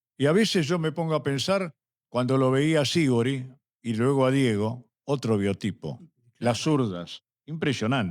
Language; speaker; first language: Spanish; native; Spanish